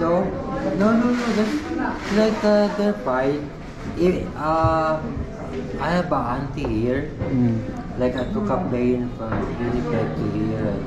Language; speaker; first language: English; non-native, local second language; Filipino